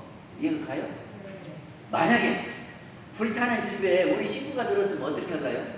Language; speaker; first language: Korean; native; Korean